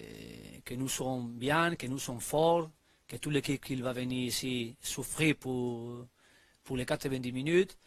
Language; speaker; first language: French; non-native, learner; Spanish